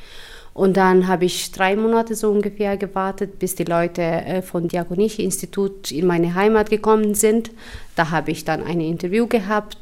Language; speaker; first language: German; non-native, fluent; Albanian